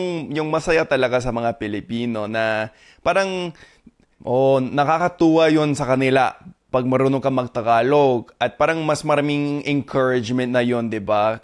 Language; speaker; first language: Filipino; non-native, fluent; English